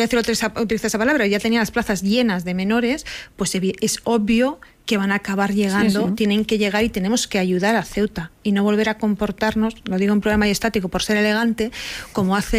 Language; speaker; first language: Spanish; native; Spanish